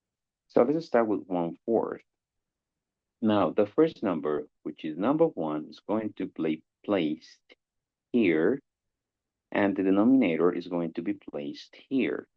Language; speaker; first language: English; non-native, fluent; Spanish